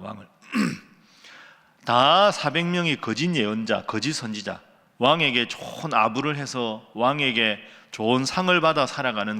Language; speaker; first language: Korean; native; Korean